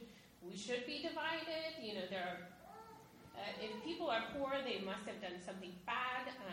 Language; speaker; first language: English; native; English